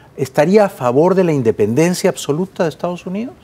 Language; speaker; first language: Spanish; native; Spanish